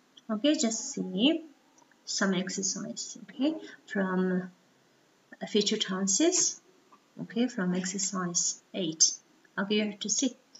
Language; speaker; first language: English; non-native, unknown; Mongolian